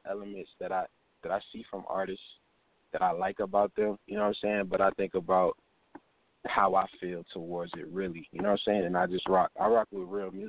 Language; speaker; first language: English; native; English